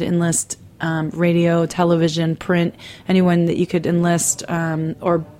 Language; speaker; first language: English; native; English